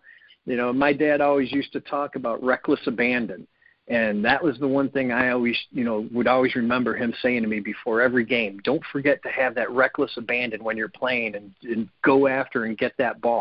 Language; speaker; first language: English; native; English